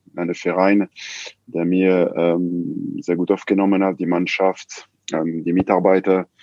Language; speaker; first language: German; non-native, fluent; French